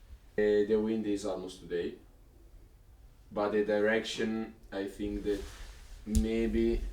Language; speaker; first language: English; non-native, learner; Italian